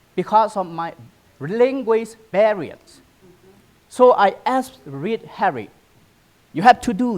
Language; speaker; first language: English; non-native, learner; Burmese